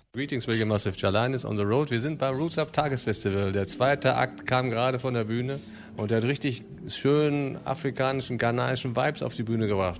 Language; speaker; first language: German; native; German